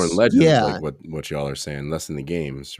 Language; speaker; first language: English; native; English